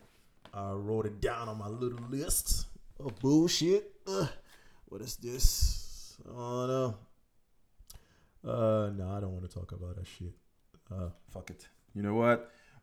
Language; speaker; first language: English; non-native, local second language; French